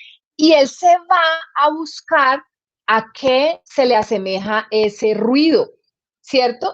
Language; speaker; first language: Spanish; native; Spanish